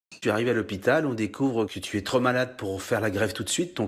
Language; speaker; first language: French; native; French